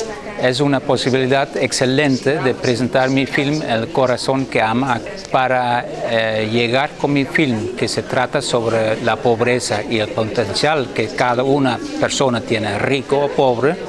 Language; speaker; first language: Spanish; non-native, fluent; Dutch